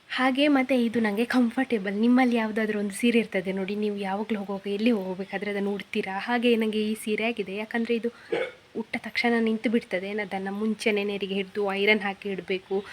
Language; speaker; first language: Kannada; non-native, local second language; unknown